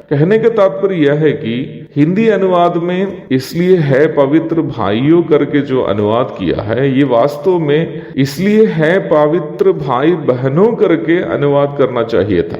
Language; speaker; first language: Hindi; non-native, local second language; Malayalam